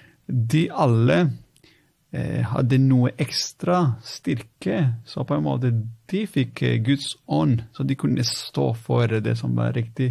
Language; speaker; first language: Norwegian; non-native, fluent; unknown